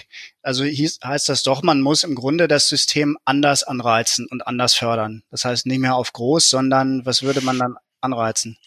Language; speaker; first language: German; native; German